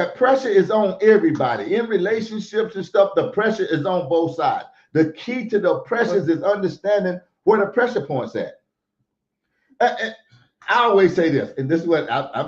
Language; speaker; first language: English; native; English